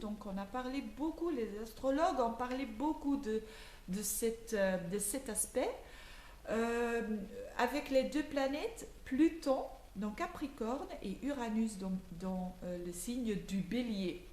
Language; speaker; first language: French; non-native, learner; Dutch